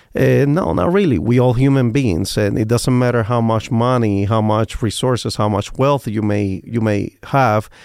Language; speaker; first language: English; non-native, fluent; Spanish